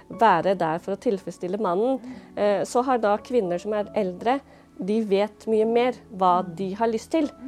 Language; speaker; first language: Norwegian; non-native, fluent; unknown